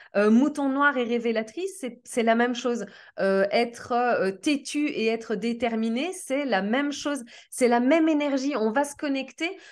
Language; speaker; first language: French; early bilingual, other home language; Portuguese